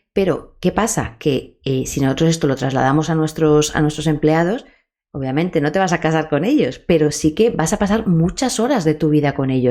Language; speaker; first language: Spanish; native; Spanish